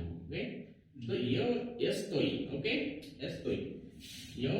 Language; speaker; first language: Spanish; non-native, learner; Hindi